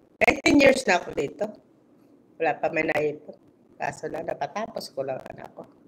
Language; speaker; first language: Filipino; non-native, local second language; Hiligaynon